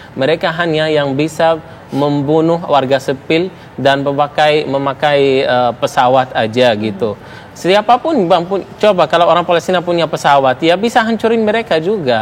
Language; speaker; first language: Indonesian; non-native, fluent; Arabic